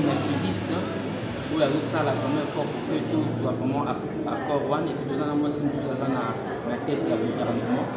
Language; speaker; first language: French; non-native, local second language; Lingala